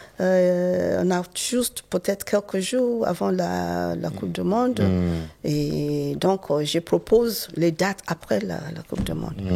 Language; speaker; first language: French; non-native, fluent; Yoruba